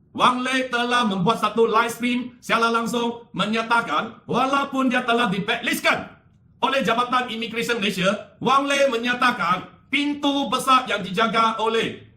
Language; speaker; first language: Malay; non-native, local second language; Chinese